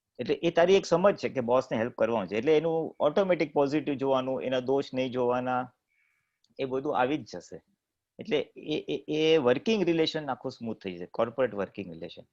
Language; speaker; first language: Gujarati; native; Gujarati